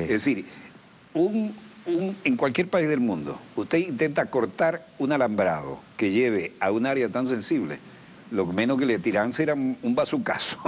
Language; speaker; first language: Spanish; native; Spanish